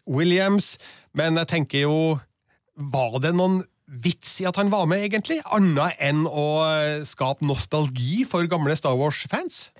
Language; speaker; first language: Norwegian; native; Norwegian